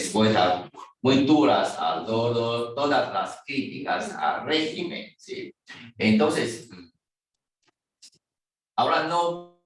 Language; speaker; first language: Spanish; non-native, fluent; Chinese